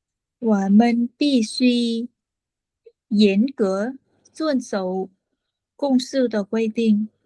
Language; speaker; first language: Chinese; non-native, learner; Vietnamese